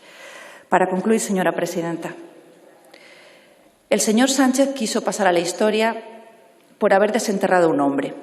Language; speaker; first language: Spanish; native; Spanish